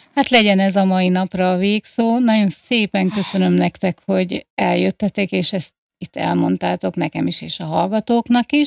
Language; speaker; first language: Hungarian; native; Hungarian